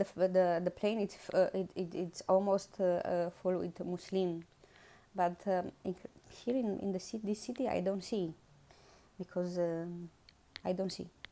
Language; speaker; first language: English; non-native, learner; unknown